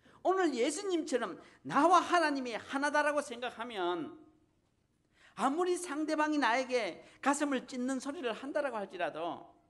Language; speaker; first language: Korean; native; Korean